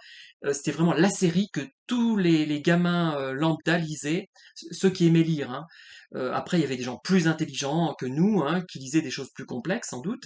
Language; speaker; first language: French; native; French